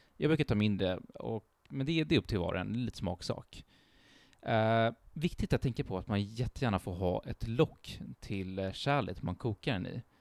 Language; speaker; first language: Swedish; early bilingual, other home language; Italian